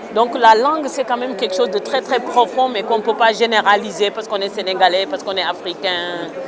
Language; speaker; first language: French; non-native, local second language; Wolof